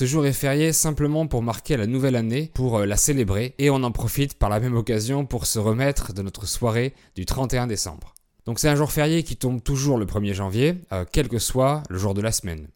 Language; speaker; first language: French; native; French